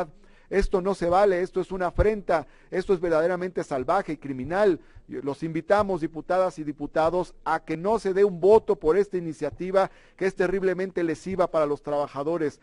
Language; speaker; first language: Spanish; native; Spanish